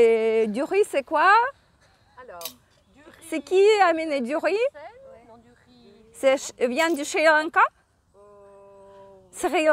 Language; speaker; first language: French; non-native, learner; Russian